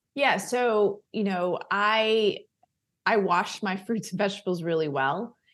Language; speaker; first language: English; native; English